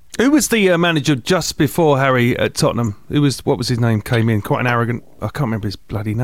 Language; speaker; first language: English; native; English